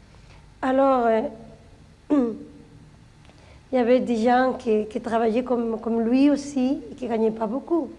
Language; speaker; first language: French; non-native, fluent; Spanish